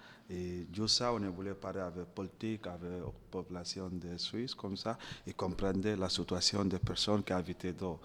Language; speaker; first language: French; non-native, learner; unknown